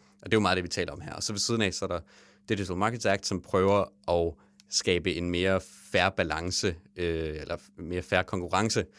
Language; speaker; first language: Danish; native; Danish